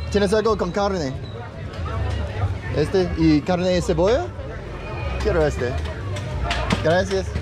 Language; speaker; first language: Spanish; non-native, learner; English